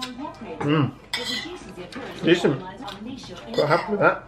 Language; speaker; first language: English; native; English